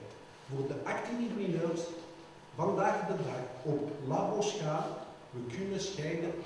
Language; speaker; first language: Dutch; non-native, local second language; French